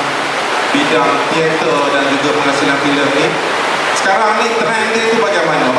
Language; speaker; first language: Malay; native; Malay